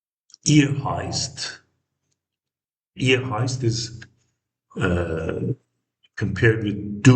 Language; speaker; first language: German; non-native, fluent; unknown